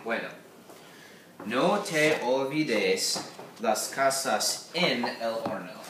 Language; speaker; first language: Spanish; non-native, learner; English